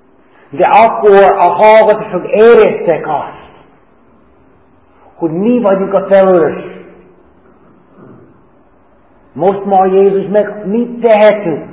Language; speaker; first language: Hungarian; non-native, learner; English